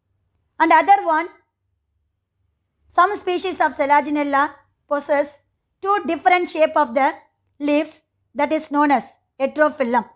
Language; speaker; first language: English; non-native, local second language; Tamil